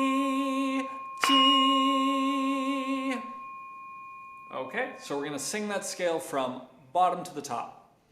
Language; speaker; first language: English; native; English